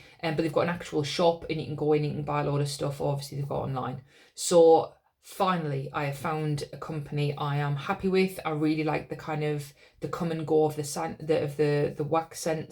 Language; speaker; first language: English; native; English